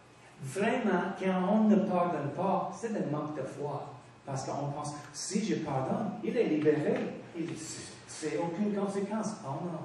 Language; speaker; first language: French; non-native, fluent; English